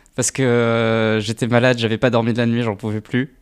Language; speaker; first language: French; native; French